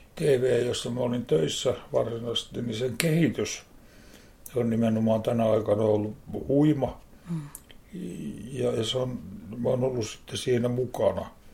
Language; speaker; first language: Finnish; native; Finnish